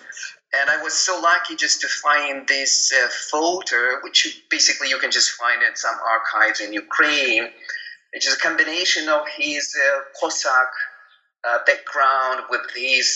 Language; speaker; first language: English; non-native, fluent; Ukrainian